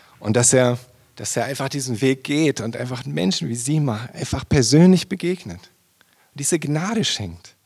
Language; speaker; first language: German; native; German